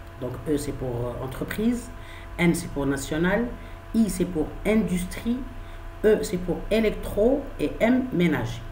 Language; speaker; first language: French; non-native, local second language; Arabic